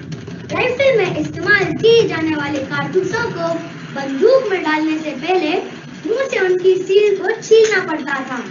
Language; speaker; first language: Hindi; native; Hindi